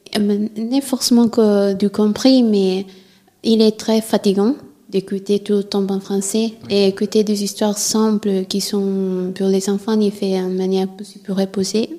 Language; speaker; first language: French; non-native, learner; Italian